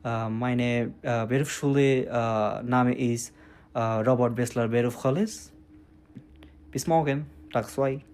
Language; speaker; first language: German; non-native, learner; Bangla